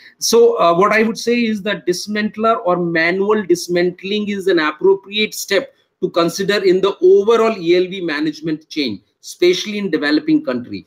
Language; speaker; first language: English; non-native, local second language; Hindi